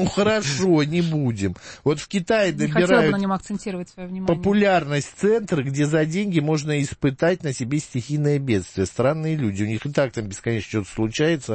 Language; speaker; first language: Russian; native; Russian